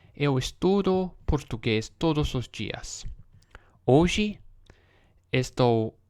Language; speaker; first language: Portuguese; non-native, learner; English